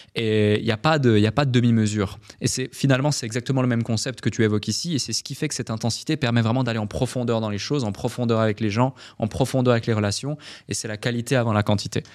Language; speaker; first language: French; native; French